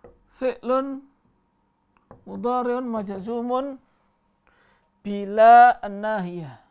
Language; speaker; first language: Arabic; non-native, fluent; Indonesian